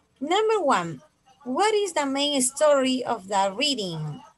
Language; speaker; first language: English; non-native, fluent; Spanish